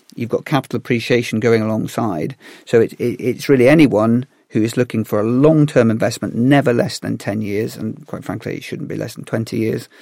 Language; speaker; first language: English; native; English